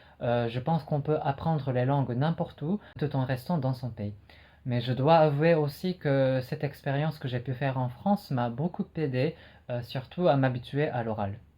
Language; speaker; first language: French; non-native, fluent; Japanese